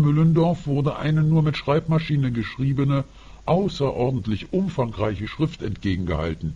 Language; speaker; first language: German; native; German